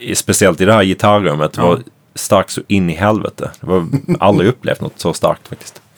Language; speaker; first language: Swedish; native; Swedish